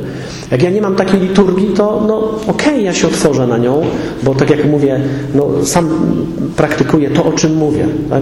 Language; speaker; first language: Polish; native; Polish